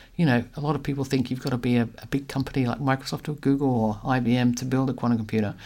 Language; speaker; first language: English; native; English